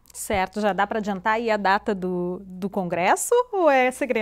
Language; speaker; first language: Portuguese; native; Portuguese